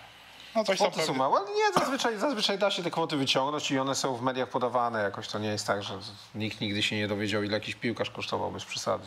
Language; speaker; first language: Polish; native; Polish